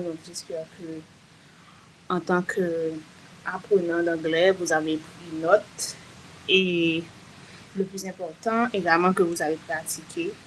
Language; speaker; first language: French; non-native, local second language; Haitian Creole